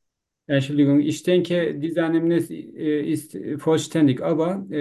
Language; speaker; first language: German; non-native, learner; Turkish